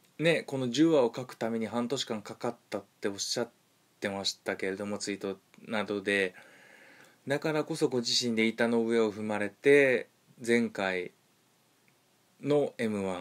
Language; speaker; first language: Japanese; native; Japanese